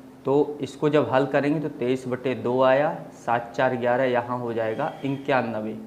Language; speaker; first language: Hindi; native; Hindi